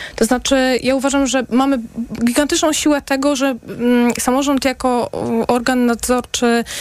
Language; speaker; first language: Polish; native; Polish